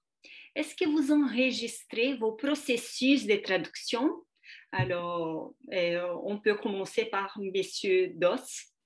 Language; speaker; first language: French; non-native, fluent; Portuguese